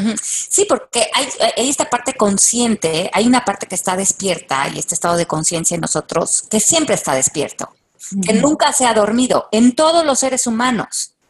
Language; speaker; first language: Spanish; native; Spanish